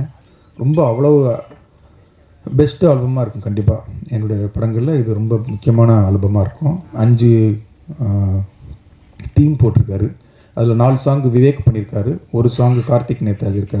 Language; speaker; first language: Tamil; native; Tamil